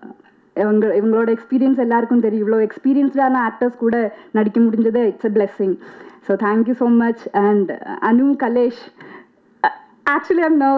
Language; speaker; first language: Tamil; non-native, fluent; Malayalam